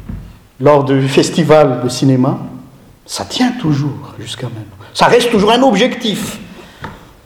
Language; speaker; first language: French; non-native, local second language; Malagasy